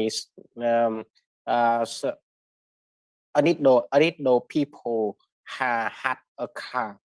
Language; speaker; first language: English; non-native, learner; Vietnamese